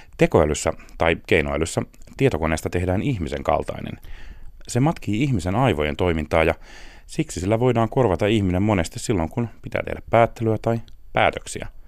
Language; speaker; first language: Finnish; native; Finnish